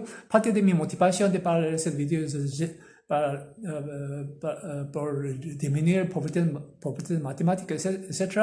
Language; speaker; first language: French; non-native, learner; Korean